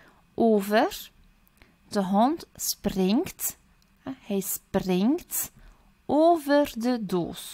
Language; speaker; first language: Dutch; early bilingual, other home language; Turkish